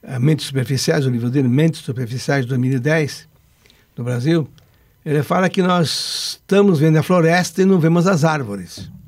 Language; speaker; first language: Portuguese; non-native, local second language; Italian